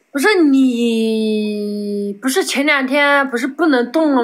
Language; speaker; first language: Chinese; native; Chinese